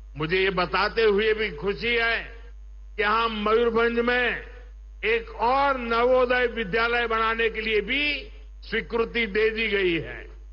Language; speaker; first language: Hindi; non-native, local second language; Gujarati